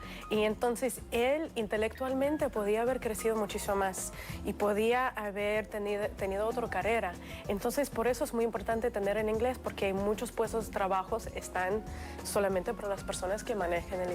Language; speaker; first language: Spanish; non-native, fluent; Russian